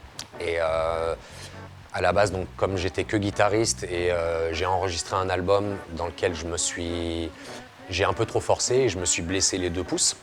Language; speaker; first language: French; native; French